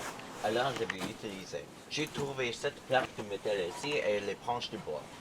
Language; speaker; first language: French; non-native, learner; English